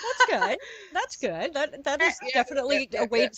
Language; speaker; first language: English; native; English